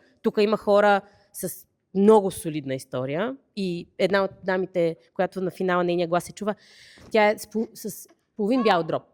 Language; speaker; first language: Bulgarian; native; Bulgarian